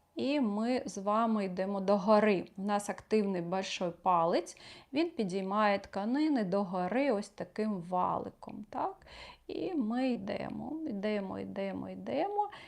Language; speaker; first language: Ukrainian; non-native, local second language; Russian